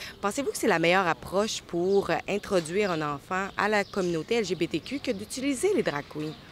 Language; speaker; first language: French; native; French